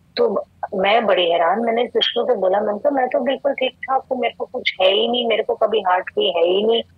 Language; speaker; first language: Hindi; native; Hindi